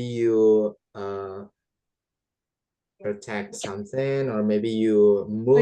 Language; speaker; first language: English; non-native, fluent; Indonesian